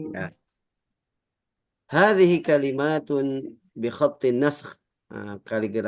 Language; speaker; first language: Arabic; non-native, fluent; Indonesian